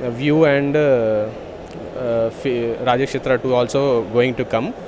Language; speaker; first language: English; non-native, local second language; Telugu